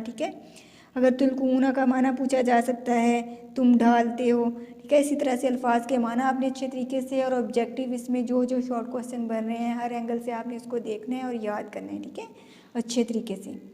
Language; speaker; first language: Urdu; native; Urdu